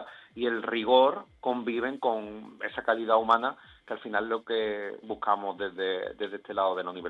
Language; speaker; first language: Spanish; native; Spanish